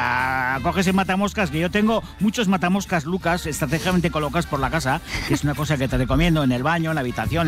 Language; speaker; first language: Spanish; native; Spanish